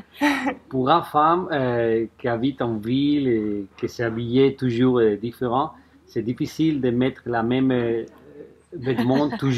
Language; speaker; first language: French; non-native, learner; Spanish